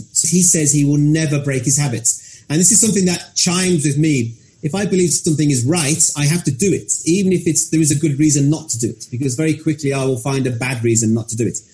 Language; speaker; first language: English; native; English